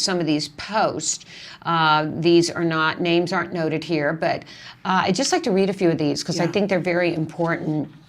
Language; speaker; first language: English; native; English